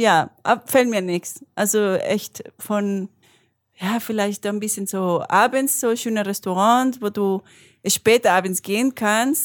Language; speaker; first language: German; non-native, learner; Spanish